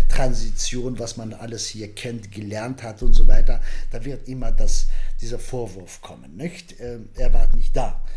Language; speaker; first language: German; non-native, fluent; Arabic